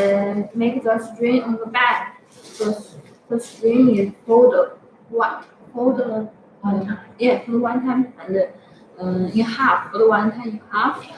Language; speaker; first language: English; non-native, fluent; Chinese